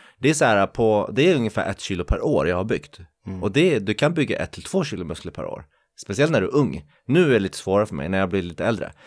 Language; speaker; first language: Swedish; early bilingual, other home language; Kurdish